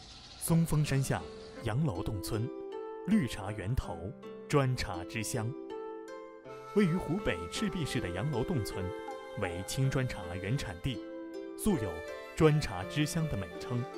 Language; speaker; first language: Chinese; native; Chinese